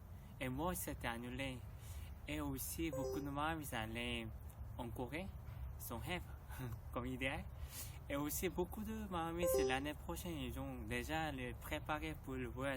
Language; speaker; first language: French; non-native, learner; Korean